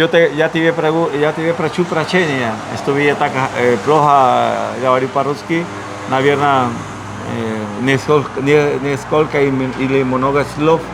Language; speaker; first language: Russian; non-native, learner; Spanish